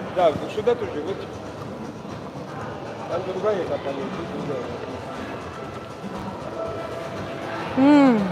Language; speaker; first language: Russian; non-native, local second language; Georgian